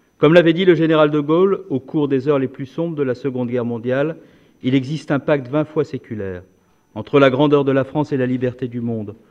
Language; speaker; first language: French; native; French